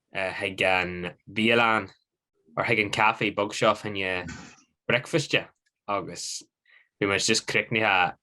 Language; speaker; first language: Irish; non-native, local second language; English